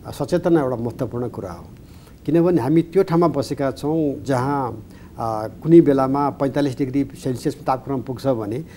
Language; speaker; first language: Nepali; native; Nepali